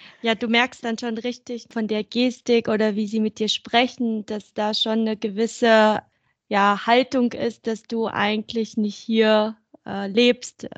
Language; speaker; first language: German; early bilingual, other home language; Vietnamese